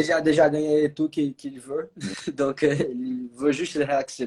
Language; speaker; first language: French; non-native, learner; Portuguese